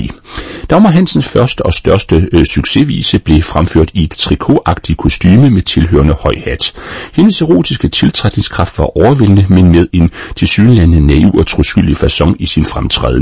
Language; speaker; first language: Danish; native; Danish